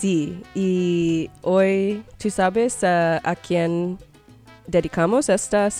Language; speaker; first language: Spanish; non-native, learner; English